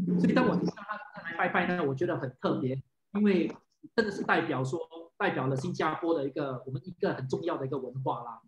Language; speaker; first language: Chinese; non-native, local second language; English